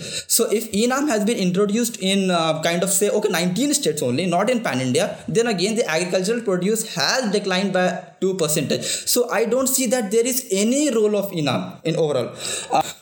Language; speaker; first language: English; non-native, local second language; Hindi